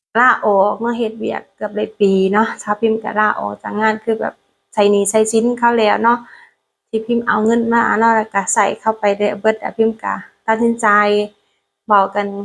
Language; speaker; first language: Thai; non-native, learner; Lao